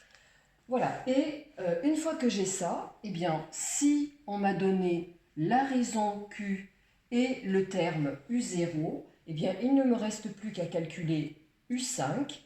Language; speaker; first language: French; native; French